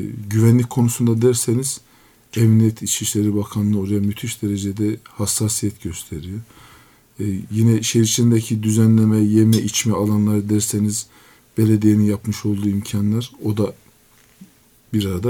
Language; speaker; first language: Turkish; native; Turkish